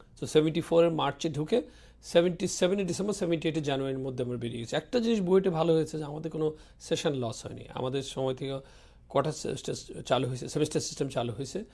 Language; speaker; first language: Bangla; early bilingual, other home language; Urdu